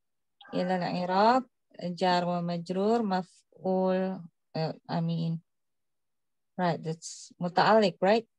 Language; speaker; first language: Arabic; non-native, learner; Indonesian